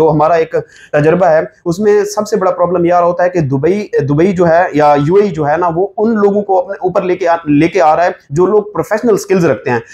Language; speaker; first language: Urdu; non-native, local second language; Saraiki